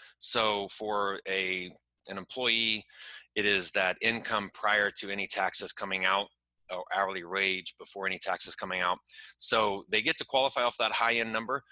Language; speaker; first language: English; native; English